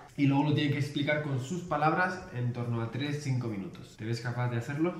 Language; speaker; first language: Spanish; native; Spanish